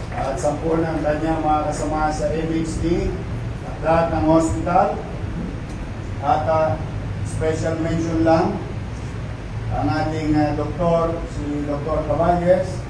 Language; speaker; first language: Filipino; native; Filipino